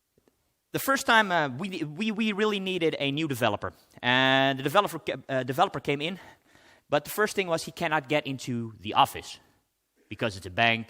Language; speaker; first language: English; non-native, fluent; Dutch